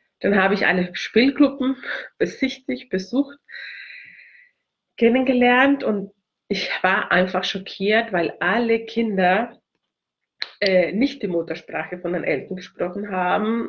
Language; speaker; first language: German; non-native, fluent; Spanish